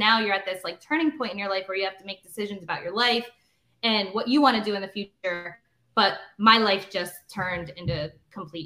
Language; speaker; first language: English; native; English